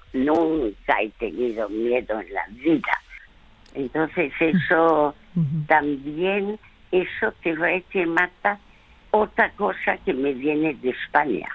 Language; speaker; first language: Spanish; early bilingual, other home language; French